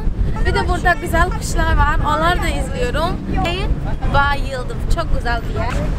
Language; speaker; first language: Turkish; non-native, fluent; Portuguese